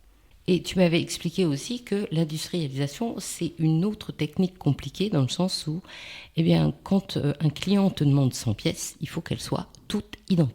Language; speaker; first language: French; native; French